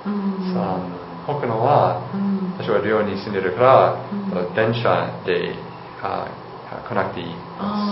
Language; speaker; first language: Japanese; non-native, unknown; English